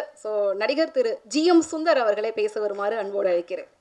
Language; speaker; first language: Tamil; native; Tamil